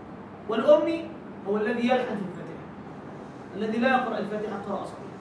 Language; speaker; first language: Arabic; native; Arabic